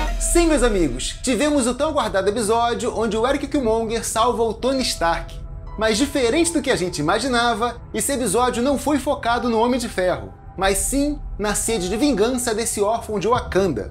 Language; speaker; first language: Portuguese; native; Portuguese